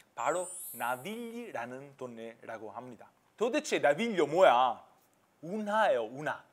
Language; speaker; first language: Korean; non-native, fluent; Italian